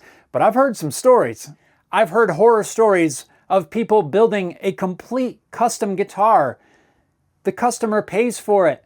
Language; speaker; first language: English; native; English